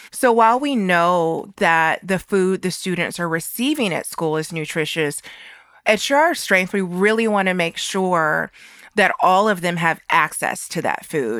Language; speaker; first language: English; native; English